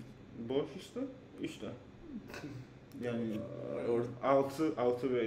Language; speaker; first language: Turkish; non-native, learner; English